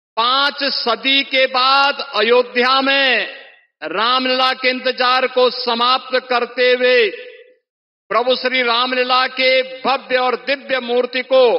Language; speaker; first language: Hindi; native; Hindi